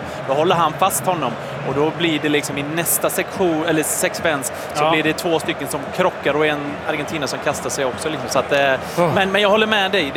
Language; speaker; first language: Swedish; native; Swedish